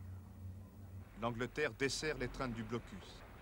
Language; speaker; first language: French; native; French